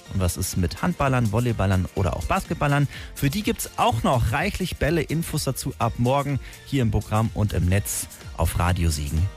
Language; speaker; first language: German; native; German